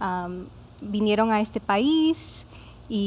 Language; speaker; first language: Spanish; early bilingual, heritage; Spanish